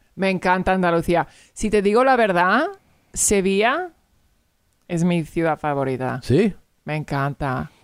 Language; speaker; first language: Spanish; early bilingual, heritage; Spanish